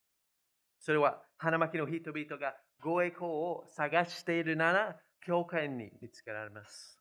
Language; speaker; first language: Japanese; non-native, fluent; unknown